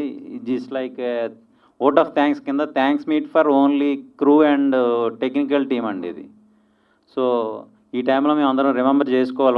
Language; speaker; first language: Telugu; native; Telugu